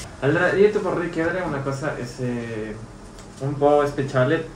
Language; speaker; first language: Italian; non-native, fluent; Spanish